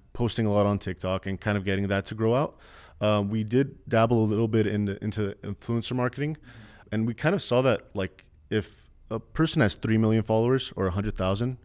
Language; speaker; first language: English; native; English